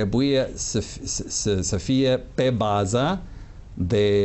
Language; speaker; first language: Romanian; non-native, fluent; English